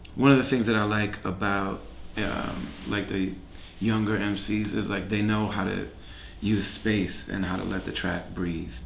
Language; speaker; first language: English; native; English